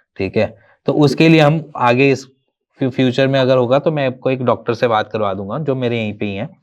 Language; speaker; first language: Hindi; native; Hindi